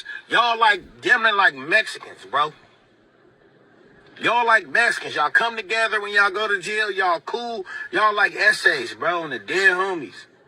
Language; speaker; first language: English; native; English